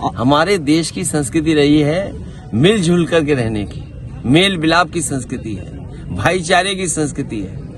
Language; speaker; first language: Hindi; native; Hindi